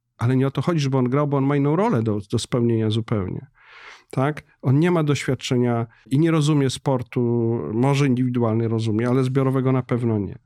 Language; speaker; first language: Polish; native; Polish